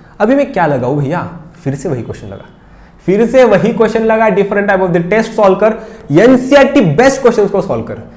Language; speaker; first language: Hindi; non-native, local second language; Marathi